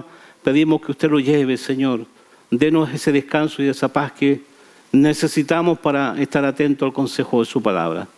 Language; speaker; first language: Spanish; native; Spanish